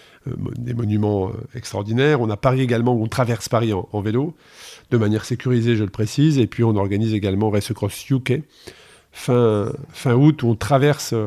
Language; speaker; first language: French; native; French